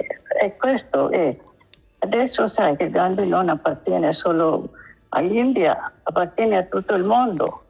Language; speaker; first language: Italian; non-native, learner; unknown